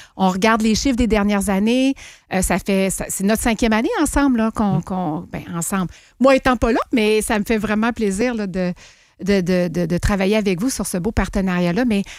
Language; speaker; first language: French; native; French